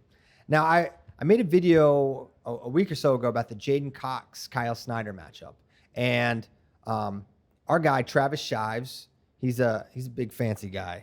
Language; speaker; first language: English; native; English